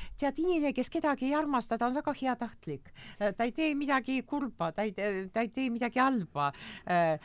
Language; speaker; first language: Estonian; non-native, local second language; Russian